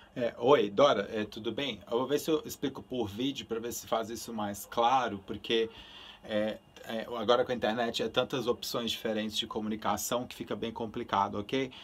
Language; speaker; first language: Portuguese; early bilingual, other home language; Spanish